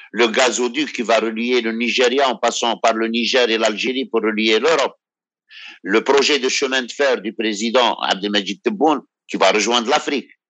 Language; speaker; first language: French; non-native, local second language; Arabic